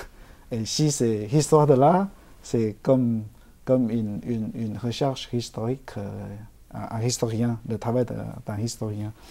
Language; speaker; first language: French; non-native, fluent; Chinese